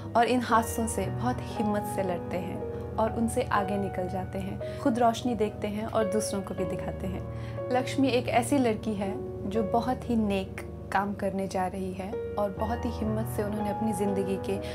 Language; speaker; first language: Hindi; native; Hindi